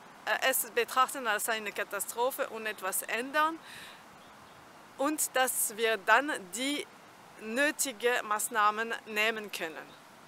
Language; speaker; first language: German; non-native, fluent; French